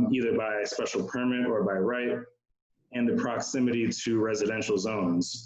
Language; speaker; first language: English; native; English